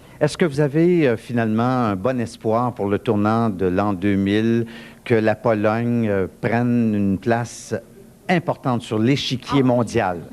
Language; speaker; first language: French; native; French